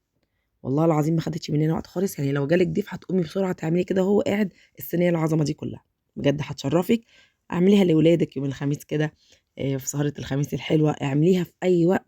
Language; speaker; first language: Arabic; native; Arabic